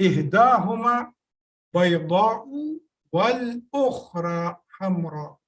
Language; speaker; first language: Arabic; non-native, fluent; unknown